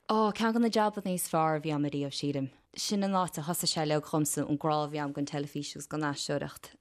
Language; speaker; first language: Irish; native; Irish